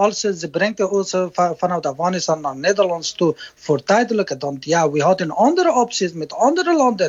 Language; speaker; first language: Dutch; non-native, learner; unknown